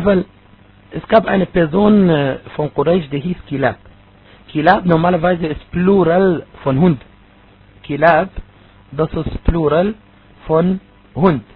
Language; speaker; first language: German; non-native, fluent; Arabic